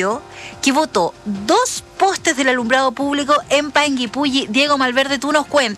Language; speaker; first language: Spanish; native; Spanish